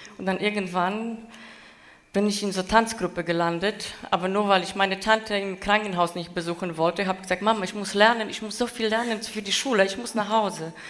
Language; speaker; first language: German; non-native, fluent; Polish